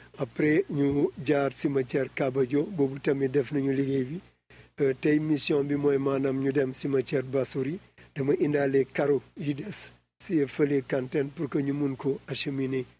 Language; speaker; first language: Wolof; non-native, local second language; Jola-Fonyi